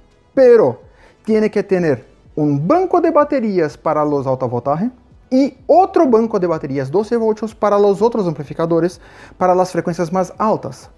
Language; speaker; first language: Spanish; non-native, fluent; Portuguese